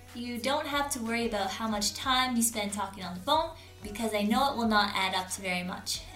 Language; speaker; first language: English; native; English